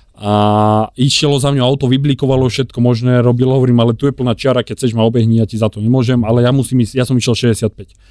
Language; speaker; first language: Slovak; native; Slovak